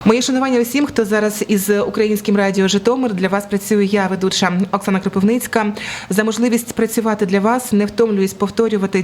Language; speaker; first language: Ukrainian; native; Ukrainian